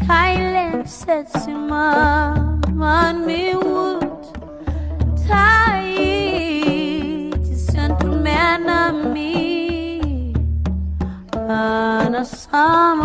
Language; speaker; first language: English; non-native, fluent; Wolof